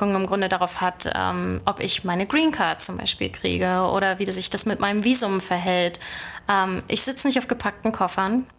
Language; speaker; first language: German; native; German